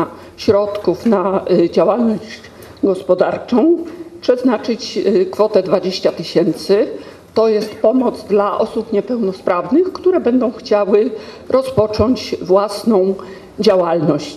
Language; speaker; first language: Polish; native; Polish